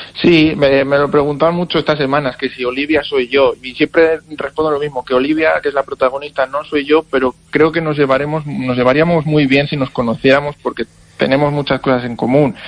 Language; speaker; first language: Spanish; native; Spanish